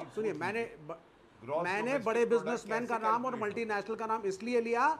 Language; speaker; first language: Hindi; native; Hindi